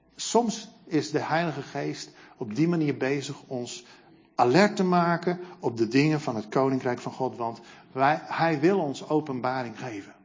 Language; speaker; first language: Dutch; native; Dutch